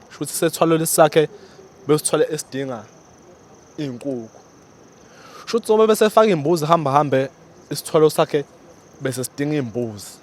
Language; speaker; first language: Zulu; native; Zulu